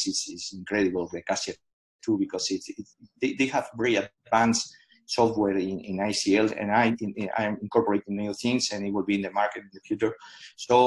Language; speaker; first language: English; non-native, fluent; Spanish